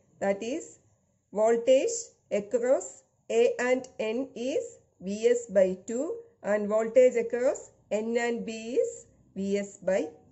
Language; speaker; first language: English; non-native, local second language; Malayalam